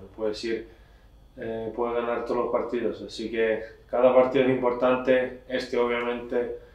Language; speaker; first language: Spanish; non-native, fluent; Slovenian